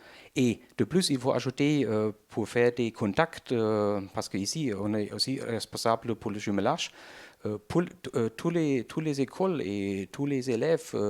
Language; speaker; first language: French; non-native, learner; German